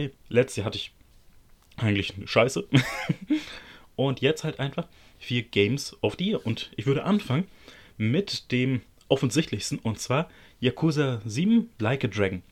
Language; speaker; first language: German; native; German